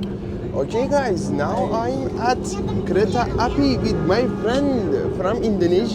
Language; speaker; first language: English; non-native, fluent; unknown